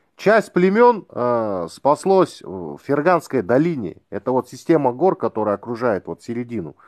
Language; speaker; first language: Russian; non-native, local second language; Kazakh